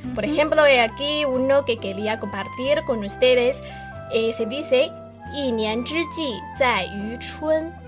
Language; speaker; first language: Spanish; non-native, fluent; Chinese